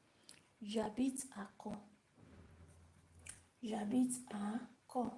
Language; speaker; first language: French; non-native, learner; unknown